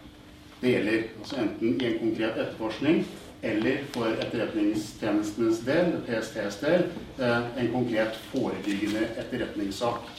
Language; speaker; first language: Norwegian; native; Norwegian